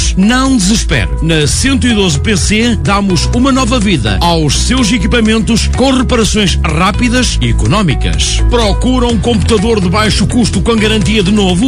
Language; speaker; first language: Portuguese; native; Portuguese